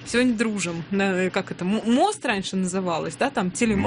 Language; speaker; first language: Russian; native; Russian